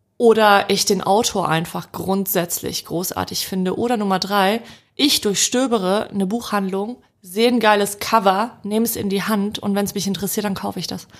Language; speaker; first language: German; early bilingual, other home language; Polish